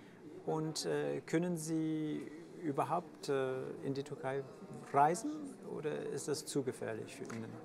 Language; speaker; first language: German; non-native, fluent; French